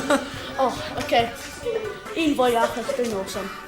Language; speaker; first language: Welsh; non-native, local second language; English